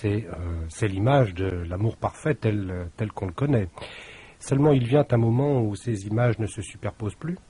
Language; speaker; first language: French; native; French